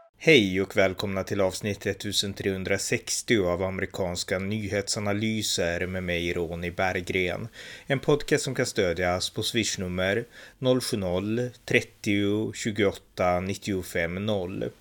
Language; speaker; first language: Swedish; native; Swedish